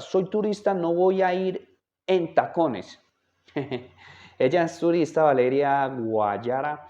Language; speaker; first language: Spanish; native; Spanish